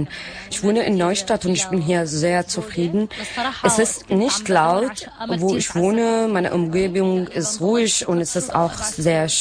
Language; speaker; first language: German; non-native, learner; Arabic